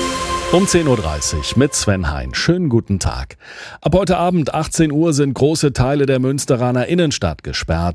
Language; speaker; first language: German; native; German